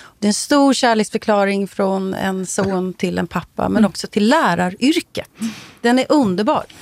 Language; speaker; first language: Swedish; native; Swedish